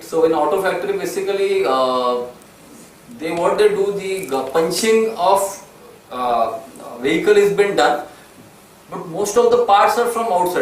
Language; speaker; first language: English; non-native, local second language; Marathi